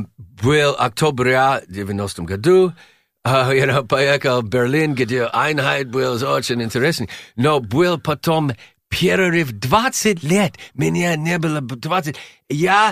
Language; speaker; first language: Russian; non-native, learner; English